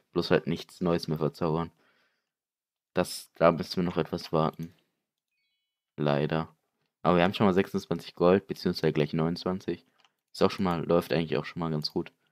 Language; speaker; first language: German; native; German